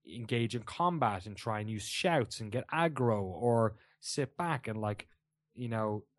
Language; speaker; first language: English; native; English